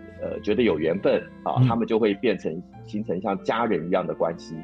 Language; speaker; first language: Chinese; native; Chinese